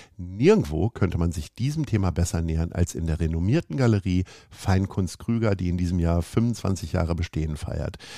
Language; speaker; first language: German; native; German